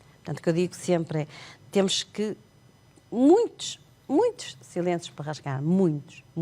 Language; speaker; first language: Portuguese; non-native, local second language; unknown